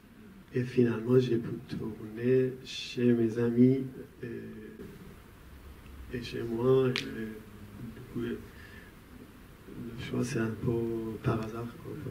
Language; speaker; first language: French; non-native, fluent; Persian